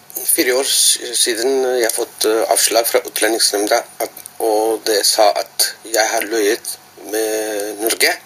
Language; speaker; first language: Norwegian; non-native, learner; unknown